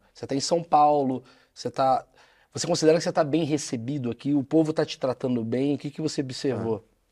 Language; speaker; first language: Portuguese; native; Portuguese